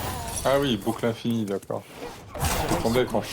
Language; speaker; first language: French; native; French